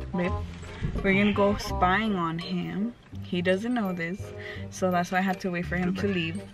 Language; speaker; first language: English; early bilingual, other home language; Spanish